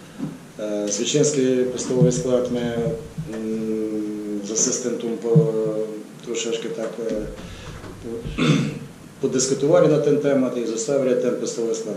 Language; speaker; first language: Polish; non-native, learner; Ukrainian